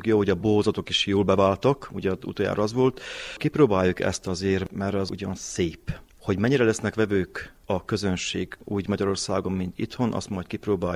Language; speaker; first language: Hungarian; native; Hungarian